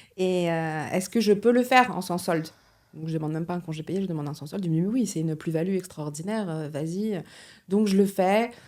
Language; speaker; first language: French; early bilingual, other home language; Portuguese